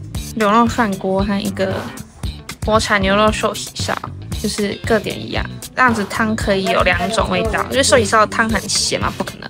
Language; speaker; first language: Chinese; native; Chinese